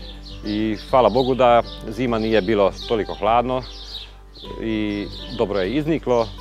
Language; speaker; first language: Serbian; non-native, local second language; Hungarian